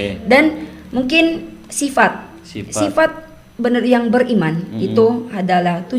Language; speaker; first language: Indonesian; non-native, learner; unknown